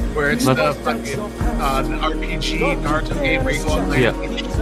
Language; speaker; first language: English; native; English